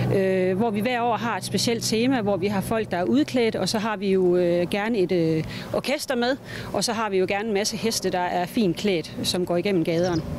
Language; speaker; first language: Danish; native; Danish